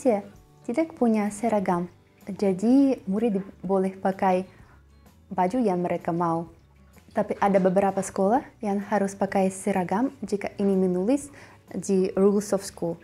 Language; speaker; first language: Indonesian; non-native, learner; Russian